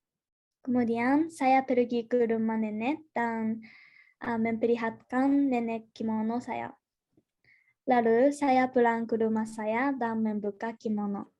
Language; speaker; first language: Indonesian; non-native, learner; Japanese